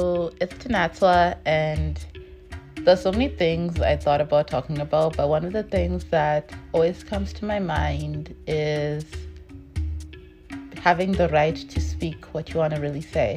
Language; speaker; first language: English; non-native, local second language; Shona